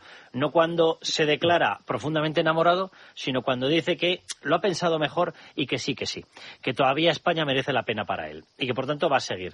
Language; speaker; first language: Spanish; native; Spanish